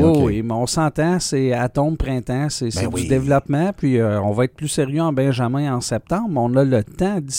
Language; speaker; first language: French; native; French